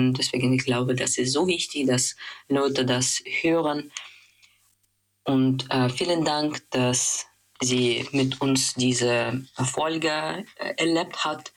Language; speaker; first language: German; non-native, learner; Russian